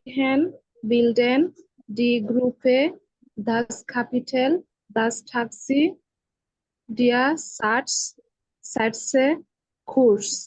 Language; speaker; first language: German; non-native, learner; Bangla